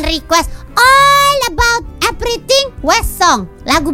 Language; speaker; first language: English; non-native, learner; Indonesian